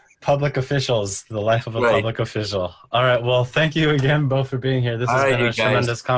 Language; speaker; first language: English; native; English